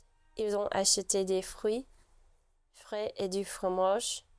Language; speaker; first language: French; non-native, learner; English